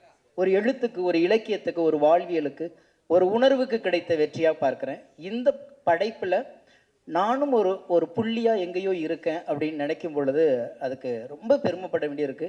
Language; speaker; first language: Tamil; native; Tamil